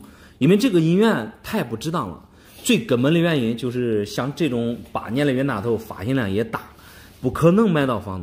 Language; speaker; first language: Chinese; native; Chinese